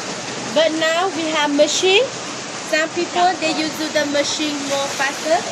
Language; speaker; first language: English; non-native, learner; Hmong